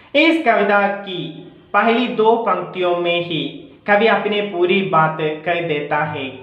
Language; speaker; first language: Hindi; non-native, local second language; Malayalam